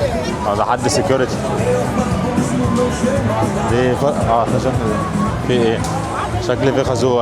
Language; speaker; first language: Arabic; native; Arabic